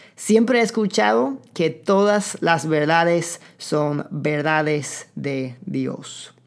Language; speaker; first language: Spanish; non-native, fluent; English